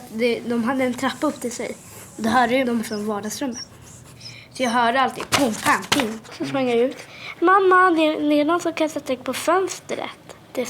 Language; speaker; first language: Swedish; native; Swedish